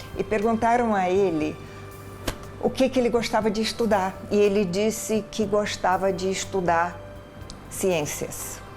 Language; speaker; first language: Portuguese; non-native, fluent; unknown